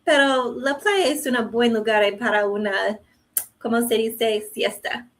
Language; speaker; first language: Spanish; non-native, learner; English